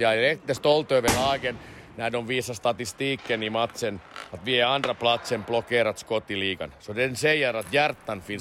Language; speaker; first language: Swedish; non-native, learner; Finnish